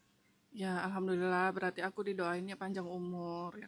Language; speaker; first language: Indonesian; native; Indonesian